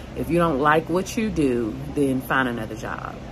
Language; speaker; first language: English; native; English